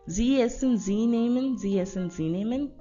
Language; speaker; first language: German; non-native, fluent; Hindi